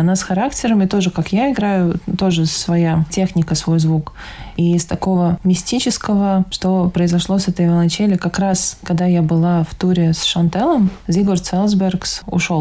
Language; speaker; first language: Russian; native; Russian